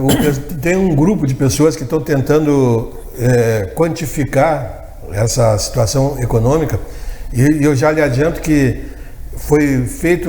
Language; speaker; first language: Portuguese; native; Portuguese